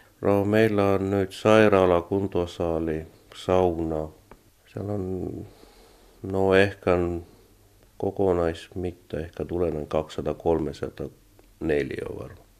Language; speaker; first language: Finnish; non-native, learner; Estonian